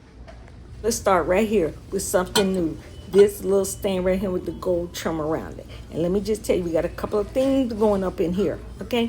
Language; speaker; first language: English; native; English